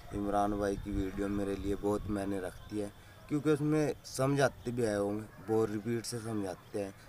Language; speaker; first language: Hindi; native; Hindi